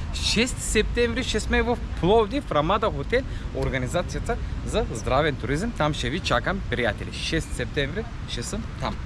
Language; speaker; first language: Bulgarian; non-native, local second language; Turkish